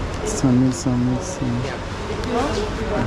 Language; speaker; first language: English; non-native, learner; French